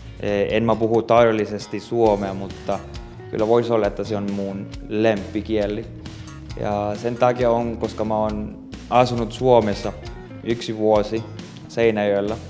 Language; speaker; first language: Finnish; non-native, fluent; Spanish